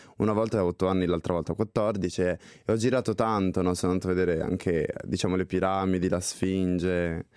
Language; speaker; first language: Italian; native; Italian